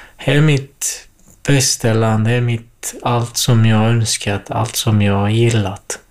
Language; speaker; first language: Swedish; non-native, fluent; Kurdish